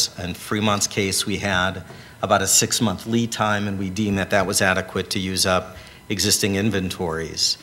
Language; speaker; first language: English; native; English